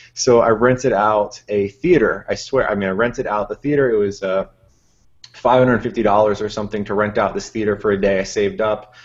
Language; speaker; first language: English; native; English